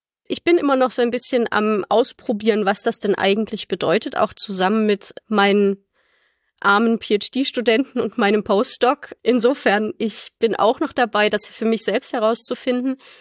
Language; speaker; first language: German; native; German